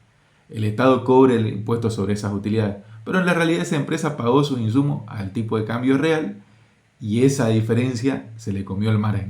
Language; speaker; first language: Spanish; native; Spanish